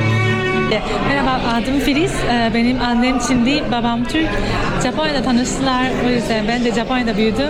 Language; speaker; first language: Turkish; early bilingual, heritage; Turkish